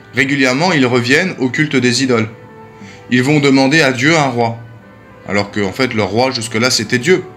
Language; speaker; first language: French; native; French